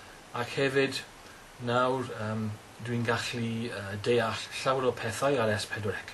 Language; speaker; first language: Welsh; non-native, learner; English